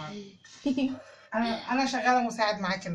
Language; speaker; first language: Arabic; native; Arabic